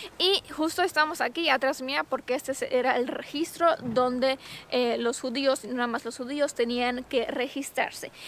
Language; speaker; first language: Spanish; non-native, fluent; Romanian